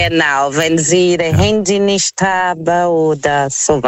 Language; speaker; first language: German; non-native, fluent; Portuguese